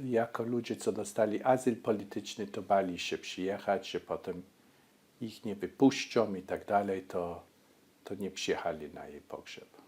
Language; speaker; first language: Polish; early bilingual, heritage; Polish